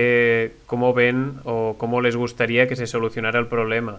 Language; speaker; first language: Spanish; native; Spanish